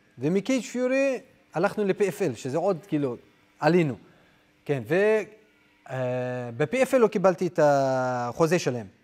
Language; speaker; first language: Hebrew; non-native, local second language; Adyghe